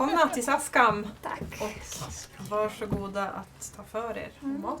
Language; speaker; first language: Swedish; native; Swedish